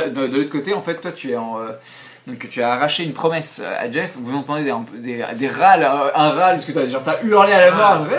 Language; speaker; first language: French; native; French